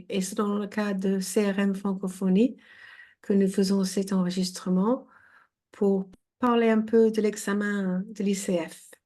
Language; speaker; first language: French; non-native, fluent; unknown